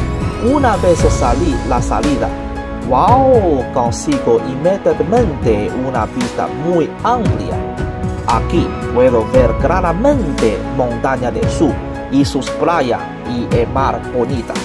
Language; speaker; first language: Spanish; non-native, learner; Chinese